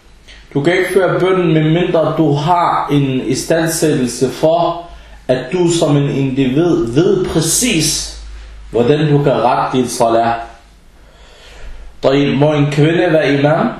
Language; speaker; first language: Danish; early bilingual, other home language; Arabic